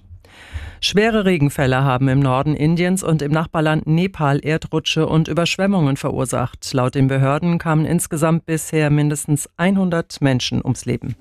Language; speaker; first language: German; native; German